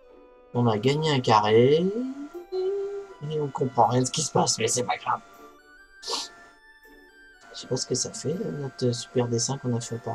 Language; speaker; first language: French; native; French